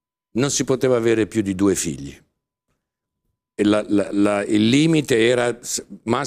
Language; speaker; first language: Italian; native; Italian